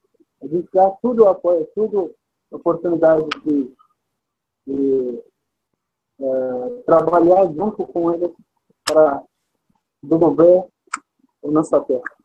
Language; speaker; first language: Portuguese; non-native, fluent; Arabic